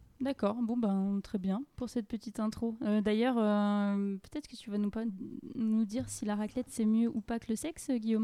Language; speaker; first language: French; native; French